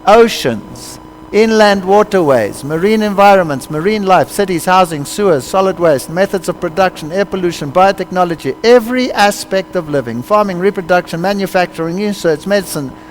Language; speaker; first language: English; non-native, local second language; Afrikaans